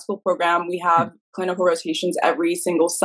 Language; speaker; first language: English; early bilingual, other home language; Haitian Creole